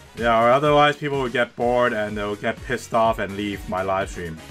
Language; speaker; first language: English; non-native, local second language; Cantonese